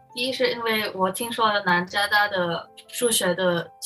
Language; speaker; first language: Chinese; non-native, fluent; Min Nan Chinese